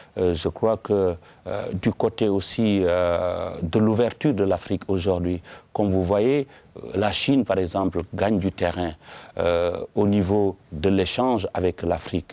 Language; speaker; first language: French; non-native, local second language; Wolof